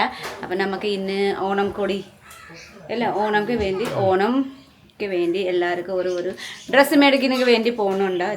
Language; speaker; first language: Malayalam; non-native, learner; Nepali